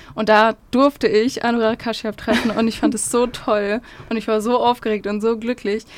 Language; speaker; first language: German; early bilingual, other home language; Uzbek